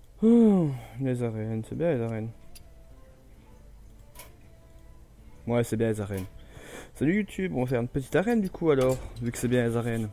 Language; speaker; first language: French; native; French